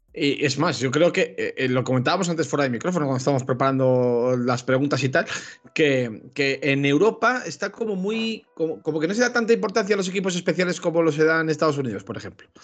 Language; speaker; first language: Spanish; native; Spanish